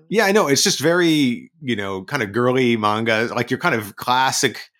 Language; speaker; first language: English; native; English